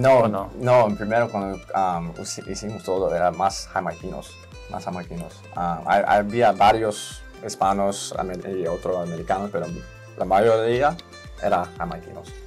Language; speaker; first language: Spanish; early bilingual, heritage; Spanish